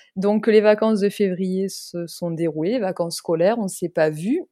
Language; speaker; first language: French; native; French